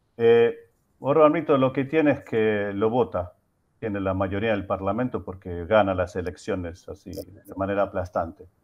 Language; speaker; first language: Spanish; native; Spanish